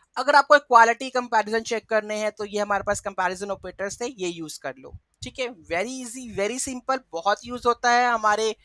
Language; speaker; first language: Hindi; native; Hindi